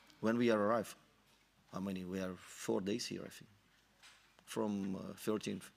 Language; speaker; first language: English; non-native, learner; Ukrainian